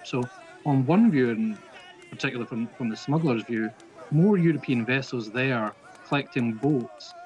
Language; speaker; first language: English; native; English